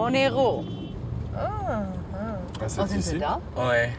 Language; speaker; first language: French; non-native, learner; German